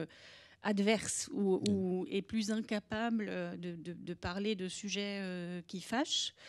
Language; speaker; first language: French; native; French